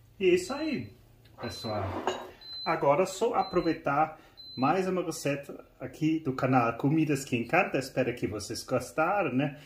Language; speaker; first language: Portuguese; non-native, fluent; German